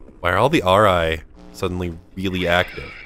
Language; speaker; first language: English; native; English